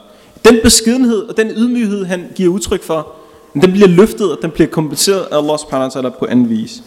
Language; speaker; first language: Danish; early bilingual, other home language; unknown